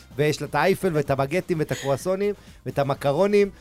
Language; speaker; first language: Hebrew; early bilingual, other home language; Spanish